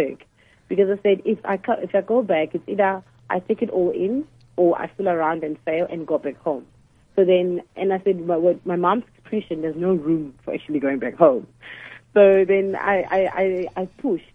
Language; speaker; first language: English; non-native, local second language; Zulu